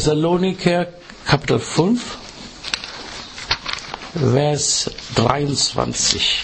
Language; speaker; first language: German; non-native, fluent; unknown